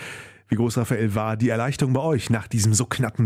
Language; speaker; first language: German; native; German